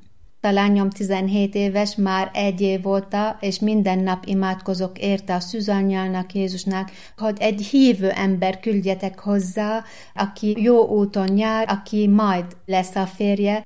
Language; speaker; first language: Hungarian; non-native, learner; Arabic